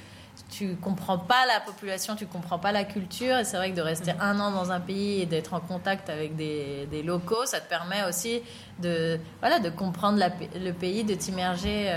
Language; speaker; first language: French; native; French